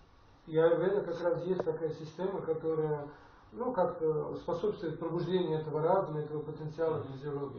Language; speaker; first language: Russian; non-native, fluent; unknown